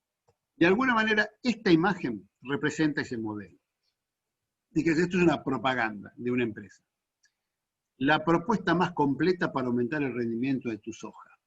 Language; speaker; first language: Spanish; native; Spanish